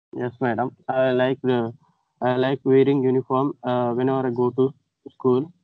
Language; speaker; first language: English; non-native, local second language; Telugu